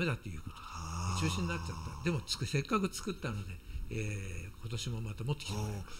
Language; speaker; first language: Japanese; native; Japanese